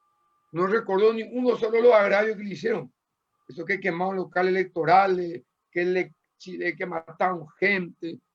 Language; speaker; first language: Spanish; native; Spanish